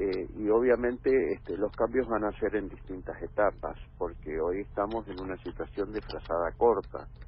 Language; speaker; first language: Spanish; native; Spanish